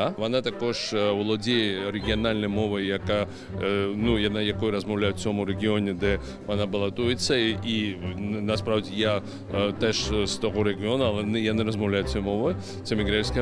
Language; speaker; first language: Ukrainian; non-native, learner; Georgian